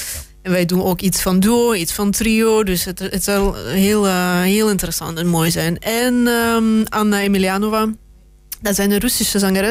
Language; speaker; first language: Dutch; non-native, fluent; Russian